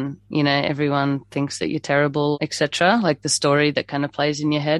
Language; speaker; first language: English; native; English